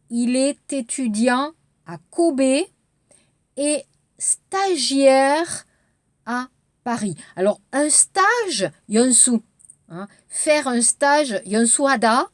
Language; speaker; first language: French; native; French